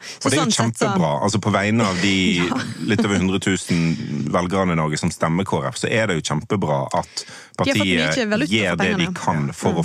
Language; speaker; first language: Norwegian; native; Norwegian